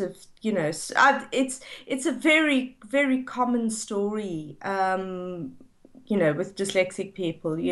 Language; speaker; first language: English; native; English